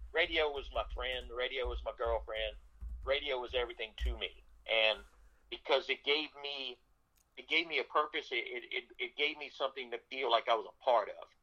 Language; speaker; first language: English; native; English